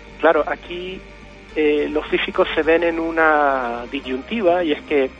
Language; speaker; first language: Spanish; native; Spanish